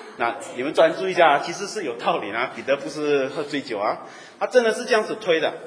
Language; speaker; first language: Chinese; native; Chinese